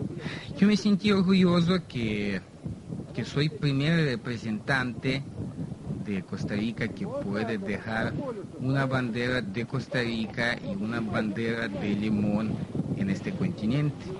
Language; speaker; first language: Spanish; non-native, fluent; Russian